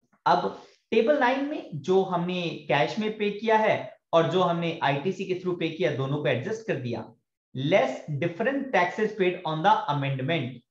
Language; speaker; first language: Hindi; native; Hindi